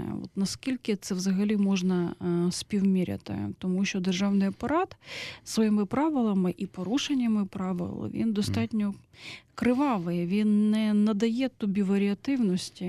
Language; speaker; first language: Ukrainian; native; Ukrainian